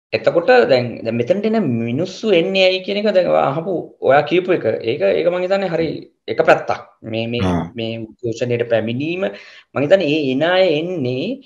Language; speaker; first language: Sinhala; native; Sinhala